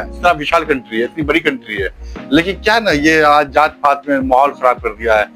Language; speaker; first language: Hindi; native; Hindi